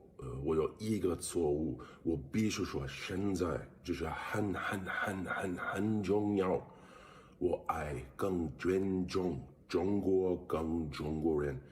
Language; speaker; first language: Chinese; non-native, learner; English